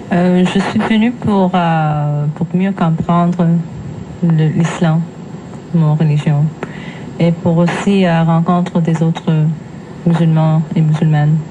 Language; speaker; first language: French; non-native, fluent; English